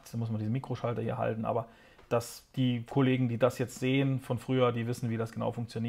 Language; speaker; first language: German; native; German